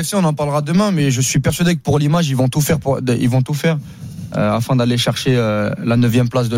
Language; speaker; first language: French; native; French